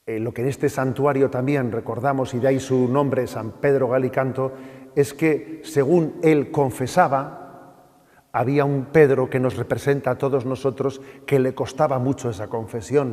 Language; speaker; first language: Spanish; native; Spanish